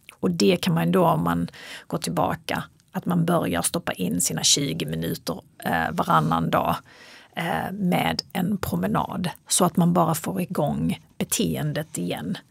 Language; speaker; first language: Swedish; early bilingual, other home language; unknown